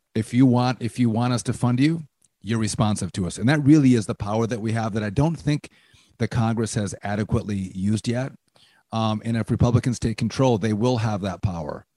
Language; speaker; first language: English; native; English